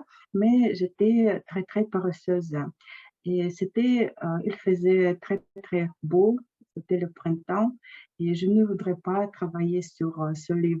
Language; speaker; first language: French; non-native, fluent; Russian